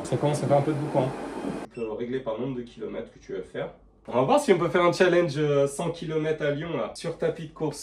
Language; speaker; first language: French; native; French